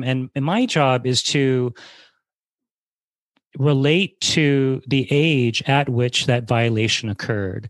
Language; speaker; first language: English; native; English